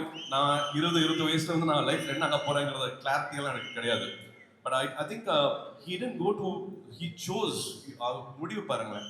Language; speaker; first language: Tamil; native; Tamil